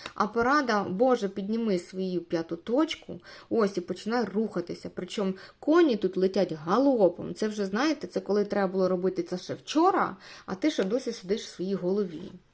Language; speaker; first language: Ukrainian; non-native, local second language; Russian